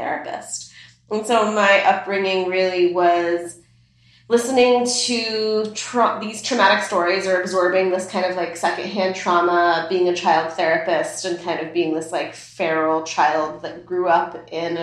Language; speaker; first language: English; early bilingual, other home language; Persian